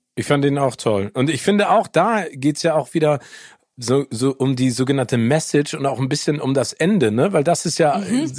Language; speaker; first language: German; early bilingual, other home language; English